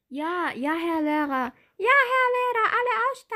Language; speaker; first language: German; non-native, fluent; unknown